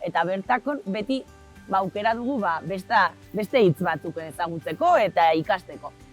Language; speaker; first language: Basque; native; Basque